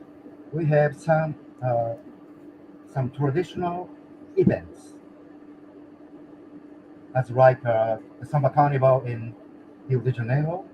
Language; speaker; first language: English; non-native, learner; Japanese